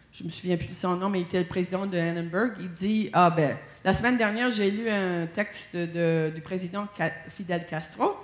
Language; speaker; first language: French; non-native, fluent; English